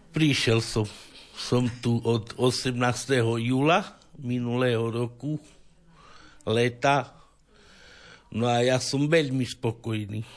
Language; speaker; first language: Slovak; native; Slovak